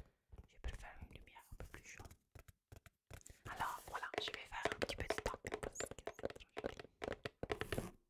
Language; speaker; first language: French; non-native, fluent; Italian